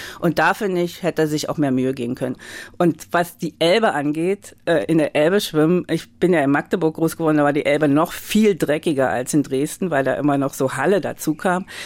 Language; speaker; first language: German; native; German